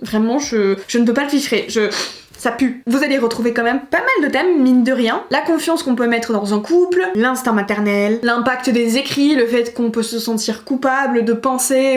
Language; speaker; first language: French; native; French